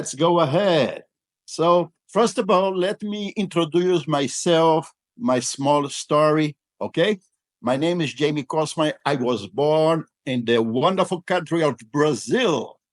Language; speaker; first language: English; non-native, fluent; Portuguese